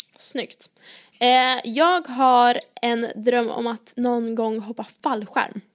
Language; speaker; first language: Swedish; native; Swedish